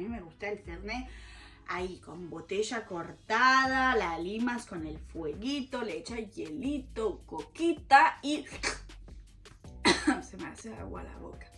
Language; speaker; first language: Spanish; non-native, fluent; French